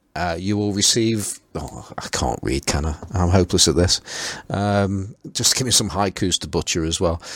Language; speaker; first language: English; native; English